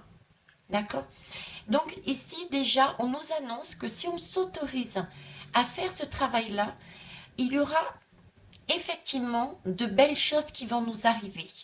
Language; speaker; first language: French; native; French